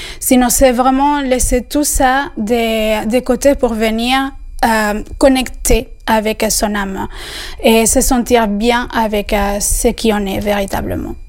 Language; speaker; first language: French; non-native, fluent; Spanish